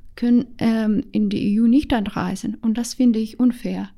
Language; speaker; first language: German; non-native, fluent; Russian